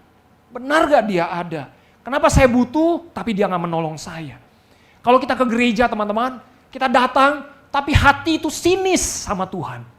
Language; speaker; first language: Indonesian; native; Indonesian